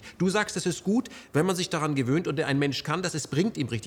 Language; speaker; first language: German; native; German